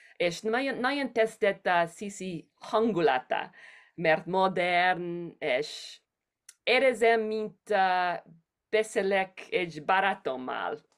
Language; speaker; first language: Hungarian; non-native, learner; English